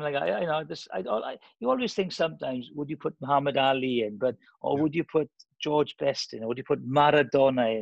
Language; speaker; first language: English; native; English